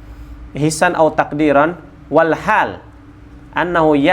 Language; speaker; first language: Arabic; non-native, fluent; Malay